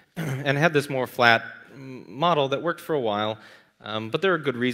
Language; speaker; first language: English; native; English